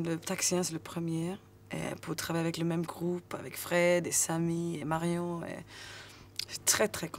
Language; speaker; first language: French; non-native, learner; Swedish